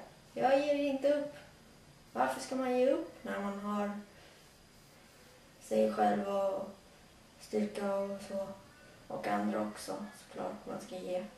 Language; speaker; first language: Swedish; early bilingual, other home language; Latvian